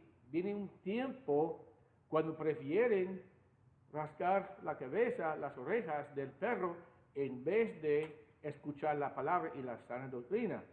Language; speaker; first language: Spanish; non-native, fluent; English